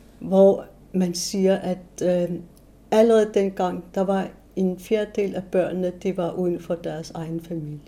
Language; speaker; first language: Danish; non-native, local second language; Kalaallisut